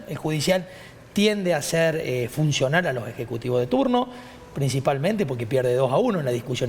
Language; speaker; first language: Spanish; native; Spanish